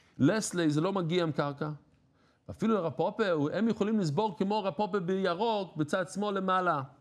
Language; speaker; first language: Hebrew; non-native, fluent; English